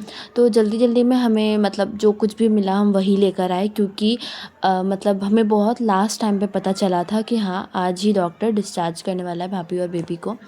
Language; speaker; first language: Hindi; native; Hindi